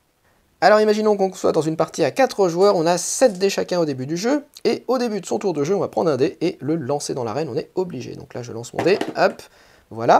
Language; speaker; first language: French; native; French